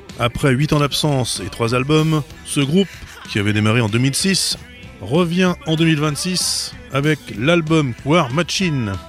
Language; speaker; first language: French; native; French